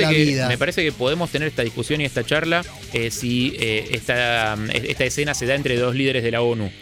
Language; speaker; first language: Spanish; native; Spanish